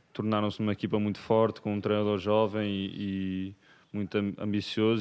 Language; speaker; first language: Portuguese; early bilingual, other home language; English